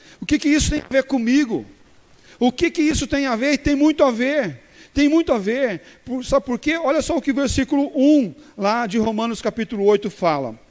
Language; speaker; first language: Portuguese; native; Portuguese